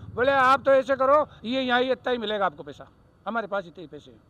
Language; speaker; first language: Hindi; native; Hindi